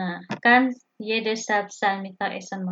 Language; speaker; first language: German; non-native, fluent; Indonesian